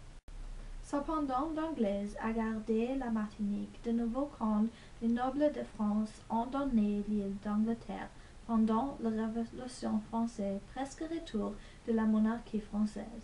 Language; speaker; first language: French; non-native, learner; English